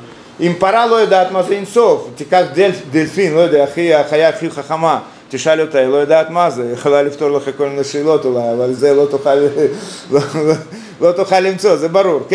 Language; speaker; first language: Hebrew; non-native, fluent; Russian